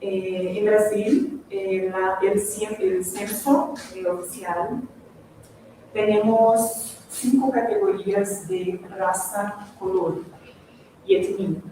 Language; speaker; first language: Spanish; non-native, fluent; Portuguese